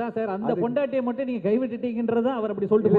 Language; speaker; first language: Tamil; native; Tamil